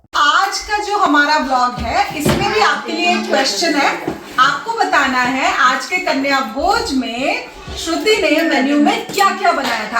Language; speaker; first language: Hindi; native; Hindi